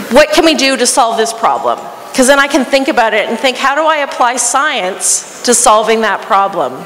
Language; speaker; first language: English; native; English